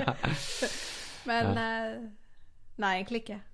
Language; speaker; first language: Norwegian; early bilingual, other home language; English